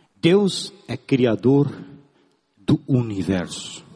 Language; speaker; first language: Portuguese; non-native, local second language; German